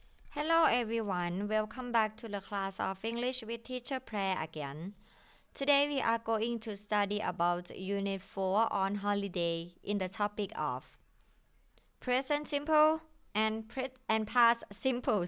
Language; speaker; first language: English; non-native, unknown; Thai